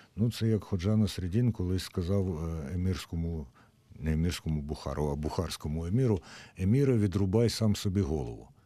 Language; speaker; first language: Ukrainian; native; Ukrainian